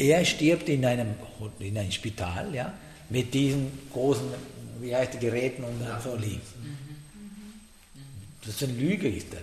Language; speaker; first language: German; non-native, fluent; Sinhala